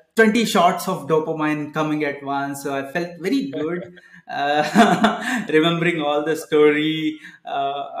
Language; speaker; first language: English; non-native, local second language; Telugu